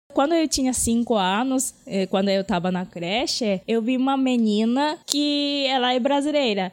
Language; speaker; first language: Portuguese; non-native, fluent; Japanese